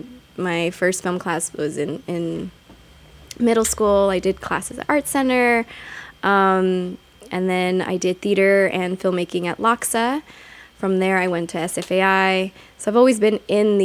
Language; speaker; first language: English; native; English